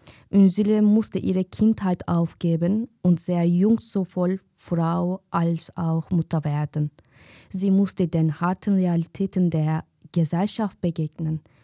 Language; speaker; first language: German; non-native, learner; Kurdish